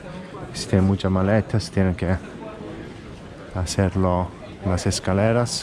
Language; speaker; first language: Spanish; non-native, fluent; Italian